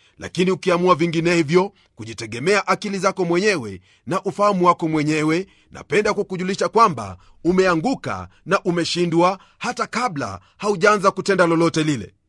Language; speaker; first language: Swahili; non-native, local second language; Luyia